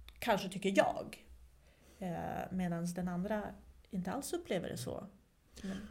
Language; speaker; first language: Swedish; non-native, fluent; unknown